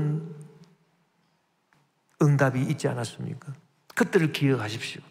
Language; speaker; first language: Korean; native; Korean